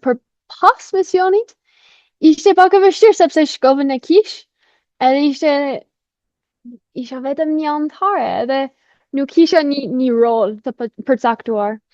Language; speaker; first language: Albanian; non-native, fluent; English